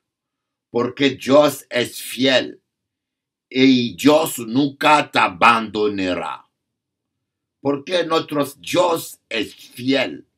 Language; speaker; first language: Spanish; non-native, learner; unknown